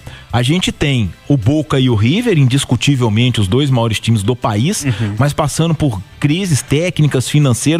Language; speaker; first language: Portuguese; native; Portuguese